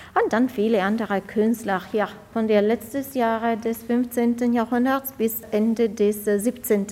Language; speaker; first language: German; non-native, fluent; Italian